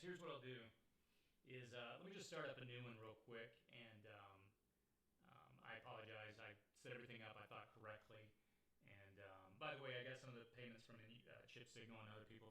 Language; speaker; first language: English; native; English